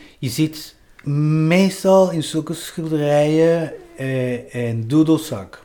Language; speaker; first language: Dutch; non-native, fluent; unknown